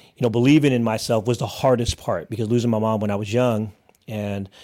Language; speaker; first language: English; native; English